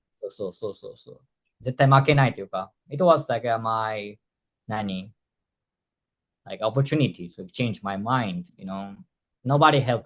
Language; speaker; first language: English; non-native, fluent; Japanese